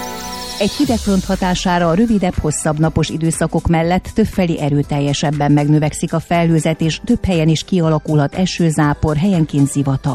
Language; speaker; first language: Hungarian; native; Hungarian